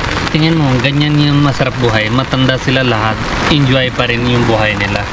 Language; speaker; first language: Filipino; non-native, learner; Hindi